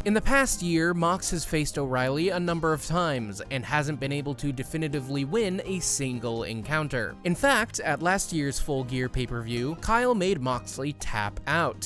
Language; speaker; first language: English; native; English